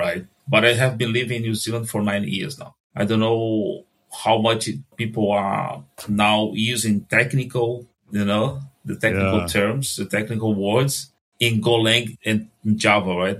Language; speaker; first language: English; non-native, fluent; Portuguese